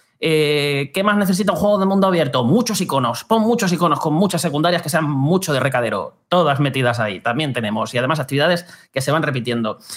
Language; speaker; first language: Spanish; native; Spanish